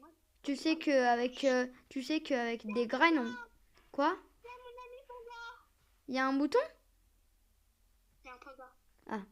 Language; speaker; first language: French; native; French